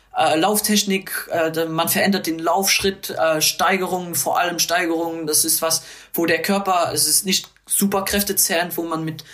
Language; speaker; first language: German; non-native, local second language; Luxembourgish